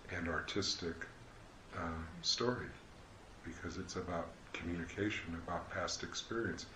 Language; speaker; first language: English; native; English